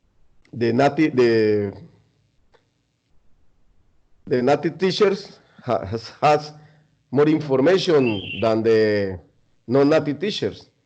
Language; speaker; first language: English; non-native, learner; Spanish